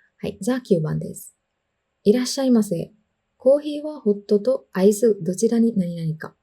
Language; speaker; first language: Japanese; non-native, fluent; Sinhala